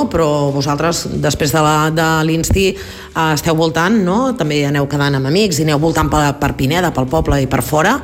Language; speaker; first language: Catalan; native; Catalan